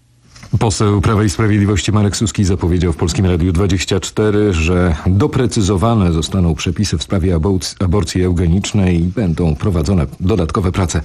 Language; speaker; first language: Polish; native; Polish